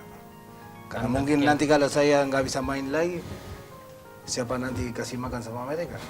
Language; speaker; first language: Indonesian; non-native, learner; Spanish